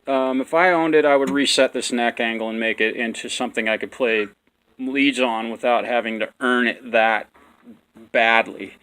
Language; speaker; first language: English; native; English